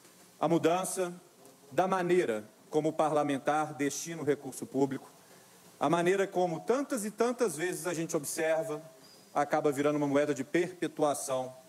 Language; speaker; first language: Portuguese; native; Portuguese